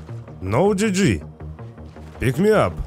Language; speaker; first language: English; non-native, learner; Russian